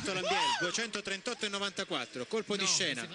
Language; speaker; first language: Italian; native; Italian